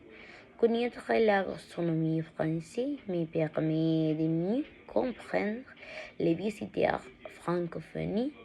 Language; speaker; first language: French; non-native, learner; Spanish